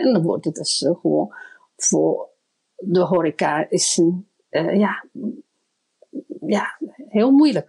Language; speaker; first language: Dutch; non-native, fluent; Chinese